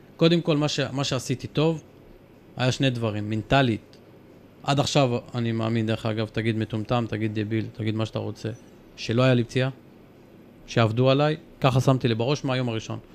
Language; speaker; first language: Hebrew; non-native, local second language; Arabic